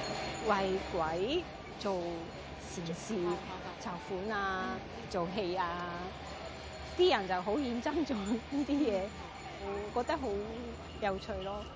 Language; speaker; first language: Cantonese; non-native, fluent; Japanese